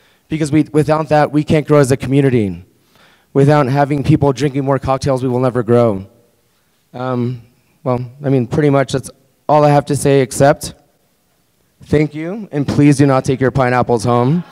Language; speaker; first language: English; early bilingual, other home language; Spanish